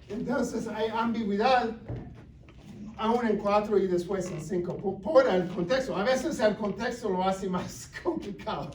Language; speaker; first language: Spanish; non-native, fluent; English